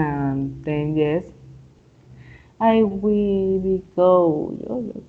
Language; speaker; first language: English; non-native, learner; Spanish